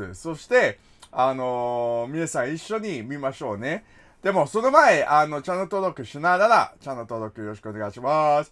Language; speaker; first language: Japanese; non-native, learner; English